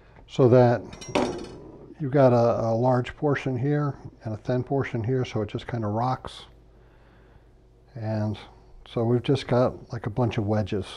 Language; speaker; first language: English; native; English